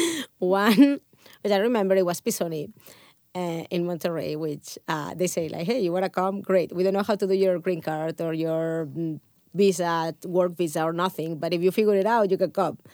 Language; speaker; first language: English; non-native, fluent; Catalan